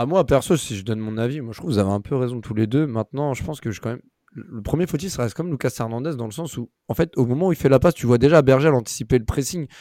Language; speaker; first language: French; native; French